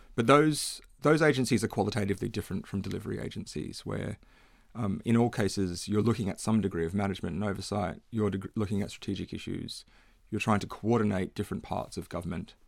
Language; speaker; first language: English; native; English